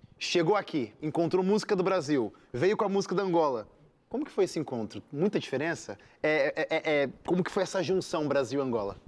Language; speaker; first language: Portuguese; native; Portuguese